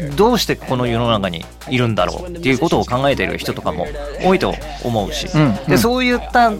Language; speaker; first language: Japanese; native; Japanese